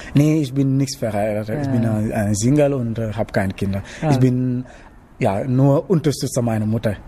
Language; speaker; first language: German; non-native, learner; Wolof